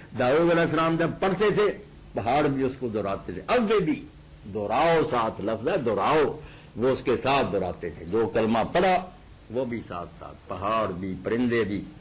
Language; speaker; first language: Urdu; non-native, local second language; Punjabi